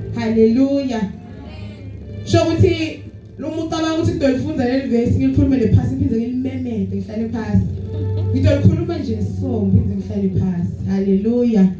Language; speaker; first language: Zulu; non-native, local second language; Swati